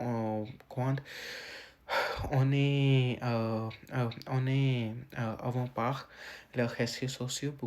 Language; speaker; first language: French; non-native, learner; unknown